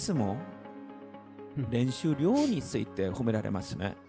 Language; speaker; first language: Japanese; non-native, learner; Korean